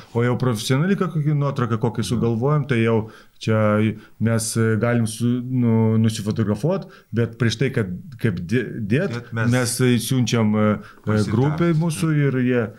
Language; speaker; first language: Lithuanian; non-native, local second language; Polish